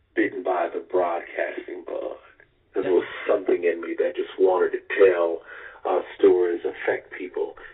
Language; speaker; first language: English; native; English